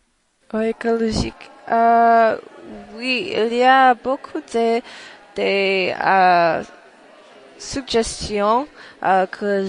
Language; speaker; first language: French; non-native, learner; English